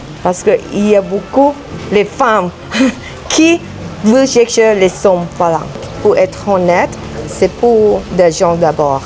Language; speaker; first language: French; non-native, learner; Thai